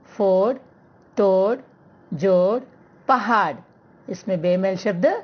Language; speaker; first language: Hindi; non-native, local second language; Telugu